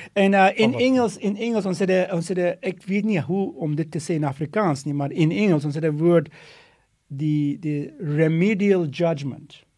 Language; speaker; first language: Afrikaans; non-native, fluent; Dutch